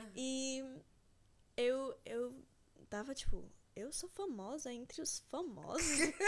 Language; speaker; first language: Portuguese; early bilingual, heritage; Portuguese